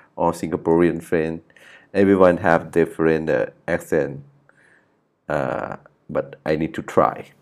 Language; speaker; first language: English; non-native, learner; Thai